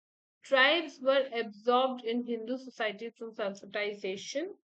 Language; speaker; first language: English; non-native, local second language; Hindi